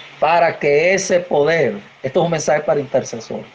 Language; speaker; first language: Spanish; native; Spanish